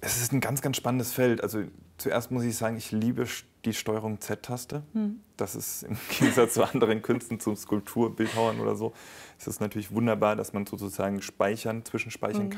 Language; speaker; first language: German; native; German